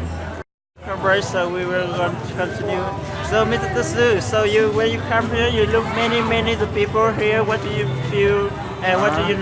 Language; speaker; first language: English; non-native, learner; Hmong